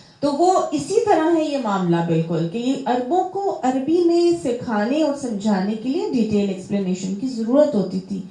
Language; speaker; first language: Urdu; native; Urdu